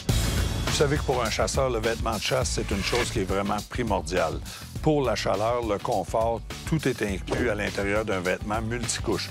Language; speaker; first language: French; native; French